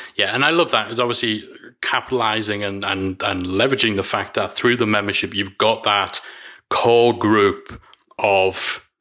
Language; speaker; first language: English; native; English